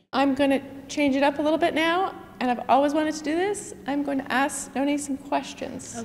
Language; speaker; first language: English; native; English